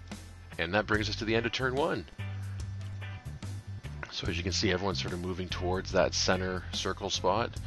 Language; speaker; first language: English; native; English